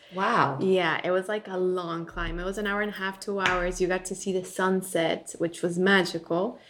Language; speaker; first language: English; non-native, fluent; Spanish